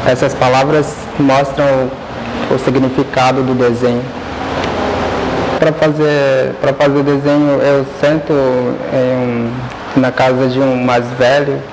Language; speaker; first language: Portuguese; non-native, local second language; Guarani